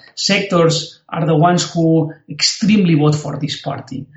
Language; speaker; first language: English; non-native, fluent; Spanish